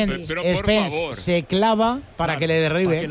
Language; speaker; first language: Spanish; native; Spanish